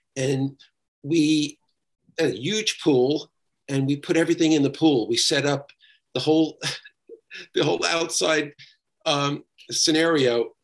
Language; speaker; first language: English; native; English